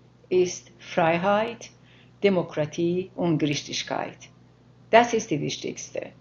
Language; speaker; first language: German; non-native, fluent; Persian